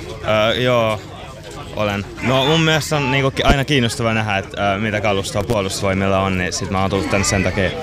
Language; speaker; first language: Finnish; native; Finnish